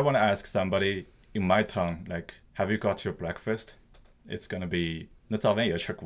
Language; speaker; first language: English; non-native, fluent; Chinese